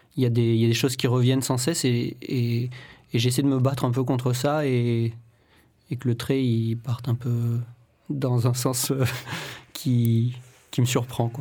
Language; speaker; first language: French; native; French